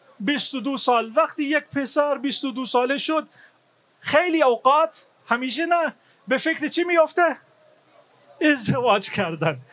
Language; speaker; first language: Persian; non-native, fluent; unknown